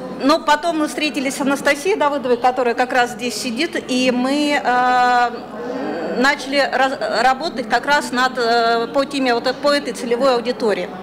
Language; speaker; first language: Russian; native; Russian